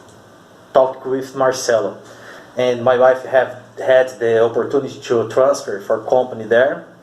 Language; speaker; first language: English; non-native, learner; Portuguese